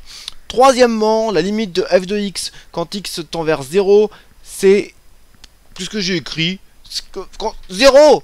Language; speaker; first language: French; native; French